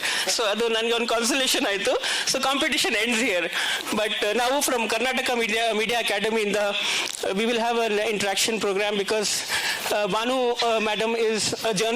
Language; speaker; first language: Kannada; non-native, local second language; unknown